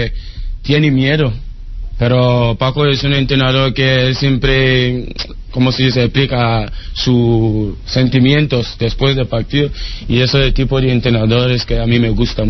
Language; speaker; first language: Spanish; non-native, learner; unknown